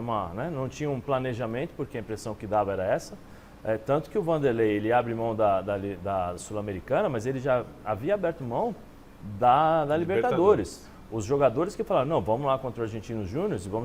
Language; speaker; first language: Portuguese; native; Portuguese